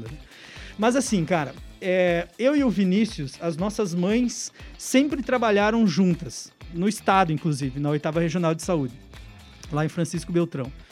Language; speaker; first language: Portuguese; native; Portuguese